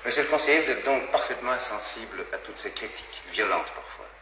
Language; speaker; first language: French; native; French